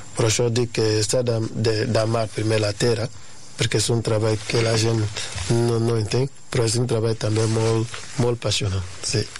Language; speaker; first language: Catalan; non-native, fluent; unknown